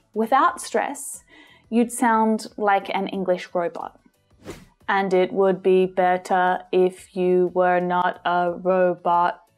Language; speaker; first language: English; native; English